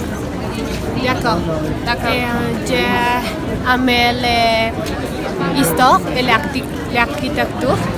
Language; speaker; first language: French; non-native, learner; Spanish